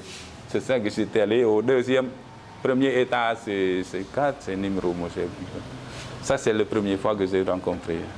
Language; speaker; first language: French; non-native, learner; Khmer